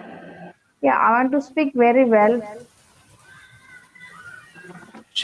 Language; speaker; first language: English; non-native, learner; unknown